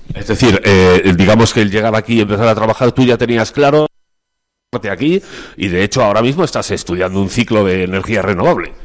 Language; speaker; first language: Spanish; native; Spanish